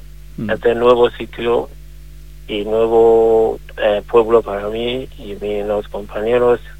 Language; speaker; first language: Spanish; non-native, learner; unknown